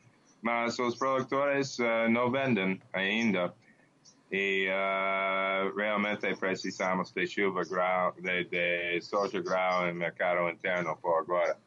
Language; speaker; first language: Portuguese; non-native, learner; English